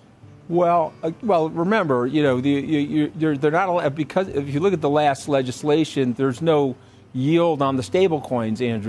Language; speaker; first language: English; native; English